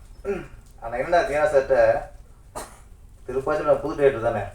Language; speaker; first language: Tamil; native; Tamil